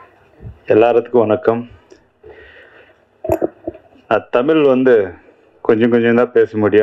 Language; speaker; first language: Tamil; non-native, learner; Telugu